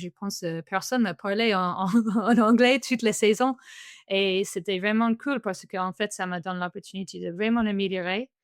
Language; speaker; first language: French; non-native, fluent; English